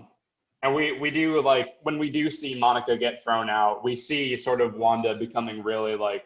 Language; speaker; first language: English; native; English